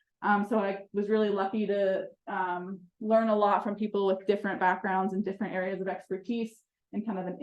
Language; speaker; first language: English; native; English